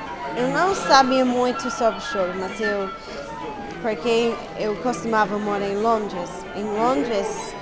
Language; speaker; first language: Portuguese; non-native, learner; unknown